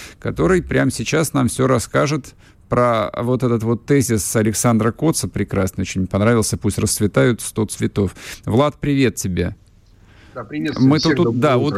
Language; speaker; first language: Russian; native; Russian